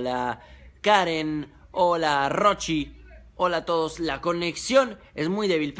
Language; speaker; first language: Spanish; non-native, fluent; Italian